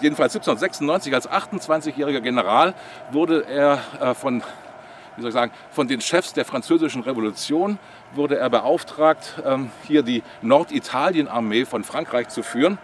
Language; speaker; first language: German; native; German